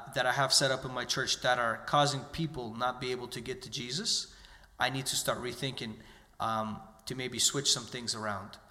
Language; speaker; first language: English; native; English